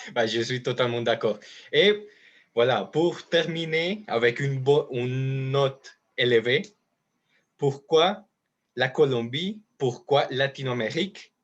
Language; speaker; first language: French; non-native, learner; Spanish